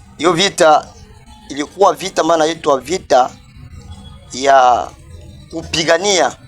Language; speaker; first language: Swahili; non-native, local second language; Bembe